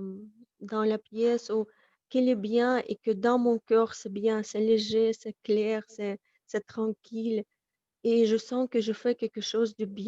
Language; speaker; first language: French; non-native, fluent; Russian